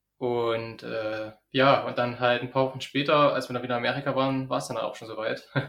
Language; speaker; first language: German; native; German